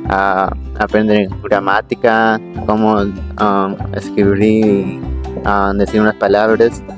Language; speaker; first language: Spanish; early bilingual, heritage; Spanish